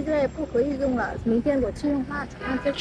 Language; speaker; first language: Chinese; non-native, learner; Vietnamese